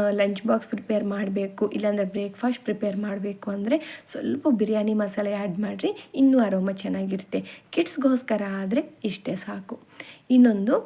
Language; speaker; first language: Kannada; non-native, local second language; Telugu